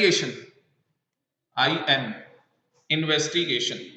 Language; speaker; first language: Hindi; native; Hindi